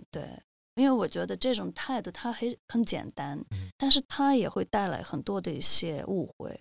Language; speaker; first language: Chinese; non-native, fluent; Russian